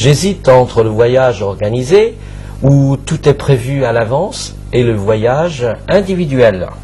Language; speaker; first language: French; non-native, fluent; Chinese